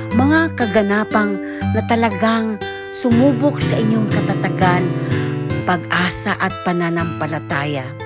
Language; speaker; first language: Filipino; native; Filipino